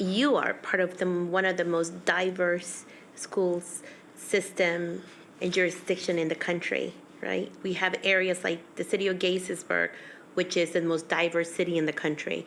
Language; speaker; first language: English; early bilingual, other home language; Spanish